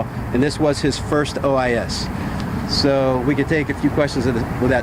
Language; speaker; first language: English; native; English